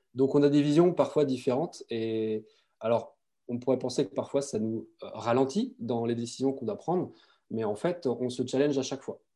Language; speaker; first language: French; native; French